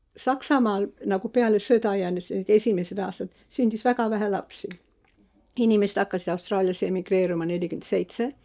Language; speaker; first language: Estonian; early bilingual, heritage; Estonian